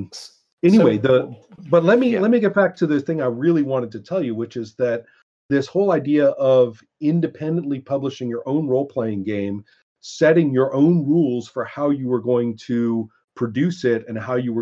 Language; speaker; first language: English; native; English